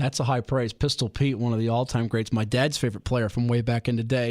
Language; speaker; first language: English; native; English